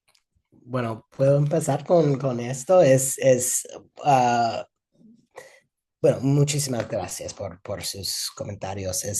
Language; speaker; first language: Spanish; non-native, fluent; English